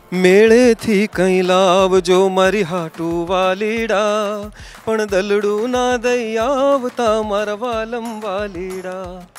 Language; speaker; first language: Gujarati; native; Gujarati